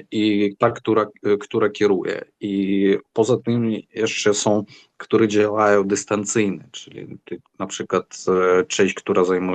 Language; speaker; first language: Polish; non-native, fluent; Ukrainian